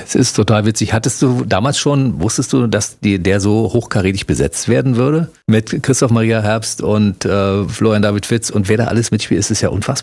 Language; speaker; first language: German; native; German